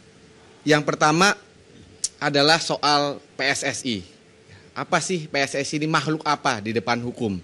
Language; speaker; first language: Indonesian; native; Indonesian